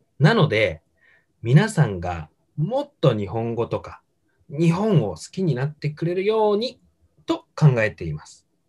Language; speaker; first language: Japanese; native; Japanese